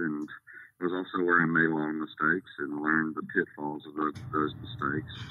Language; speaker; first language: English; native; English